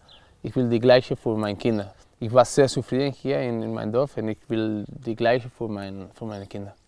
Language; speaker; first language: German; non-native, learner; Spanish